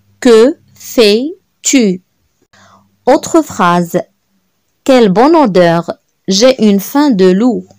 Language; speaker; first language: French; non-native, local second language; Arabic